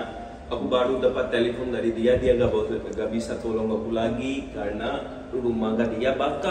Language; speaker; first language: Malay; non-native, learner; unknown